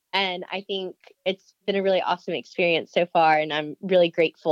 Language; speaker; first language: English; native; English